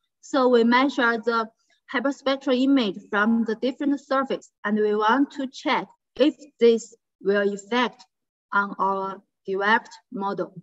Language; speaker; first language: English; non-native, fluent; Chinese